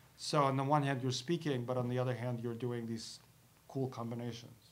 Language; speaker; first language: English; early bilingual, other home language; Russian